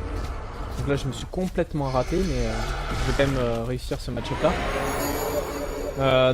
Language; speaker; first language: French; native; French